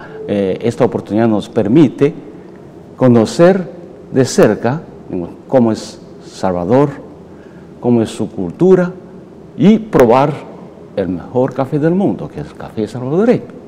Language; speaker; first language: Spanish; non-native, fluent; Chinese